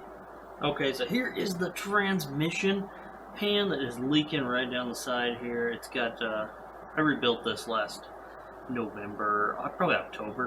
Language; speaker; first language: English; native; English